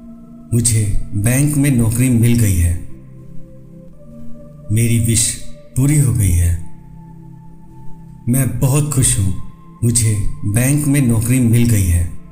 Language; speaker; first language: Hindi; native; Hindi